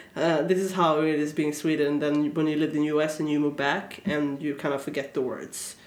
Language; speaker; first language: English; early bilingual, other home language; Swedish